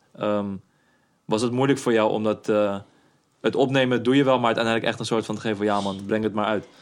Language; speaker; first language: Dutch; native; Dutch